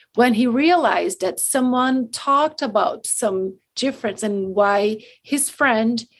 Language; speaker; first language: English; non-native, fluent; Portuguese